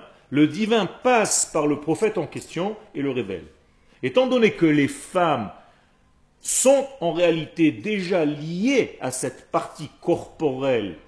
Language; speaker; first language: French; native; French